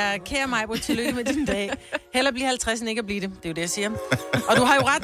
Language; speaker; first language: Danish; native; Danish